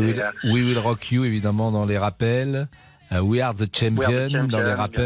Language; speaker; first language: French; native; French